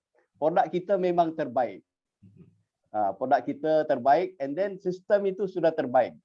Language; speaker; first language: Malay; native; Malay